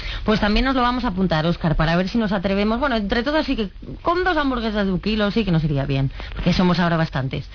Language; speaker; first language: Spanish; native; Spanish